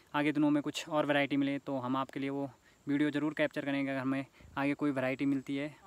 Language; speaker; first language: Hindi; native; Hindi